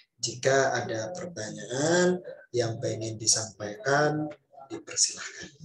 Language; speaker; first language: Indonesian; native; Indonesian